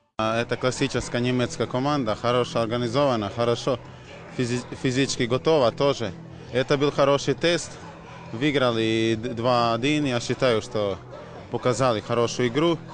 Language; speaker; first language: Russian; non-native, fluent; Croatian